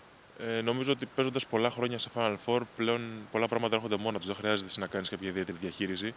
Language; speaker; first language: Greek; native; Greek